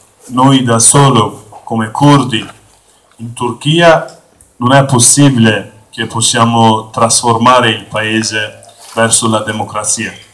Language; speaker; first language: Italian; non-native, learner; Kurdish